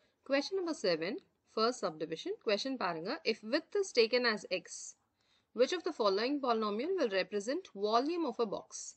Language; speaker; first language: English; non-native, local second language; Tamil